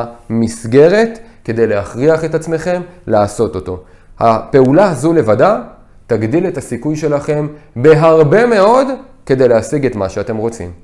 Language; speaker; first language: Hebrew; native; Hebrew